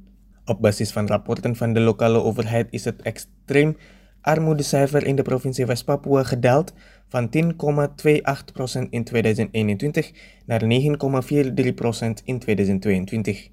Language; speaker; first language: Dutch; non-native, fluent; Indonesian